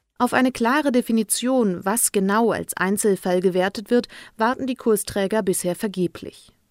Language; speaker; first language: German; native; German